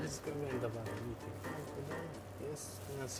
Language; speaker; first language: Swedish; non-native, fluent; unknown